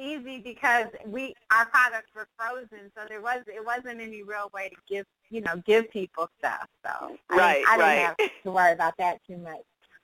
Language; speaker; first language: English; native; English